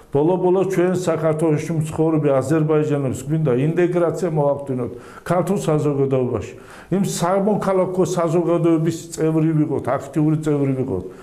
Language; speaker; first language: Georgian; non-native, local second language; Azerbaijani